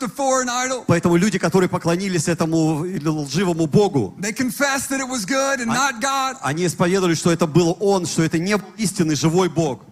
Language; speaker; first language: Russian; native; Russian